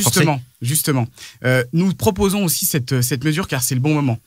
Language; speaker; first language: French; native; French